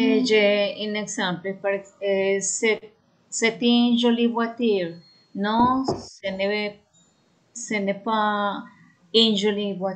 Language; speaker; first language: French; non-native, learner; Spanish